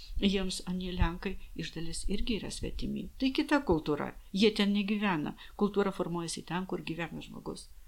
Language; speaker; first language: Lithuanian; non-native, local second language; Polish